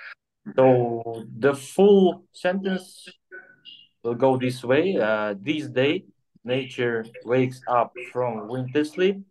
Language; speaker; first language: English; non-native, fluent; Kyrgyz